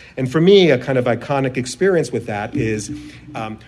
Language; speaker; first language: English; native; English